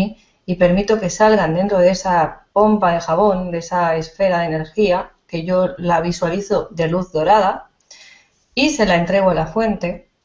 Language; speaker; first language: Spanish; native; Spanish